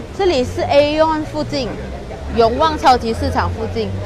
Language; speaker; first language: Chinese; native; Chinese